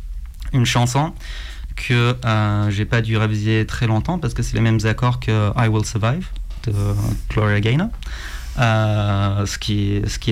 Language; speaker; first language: French; non-native, fluent; English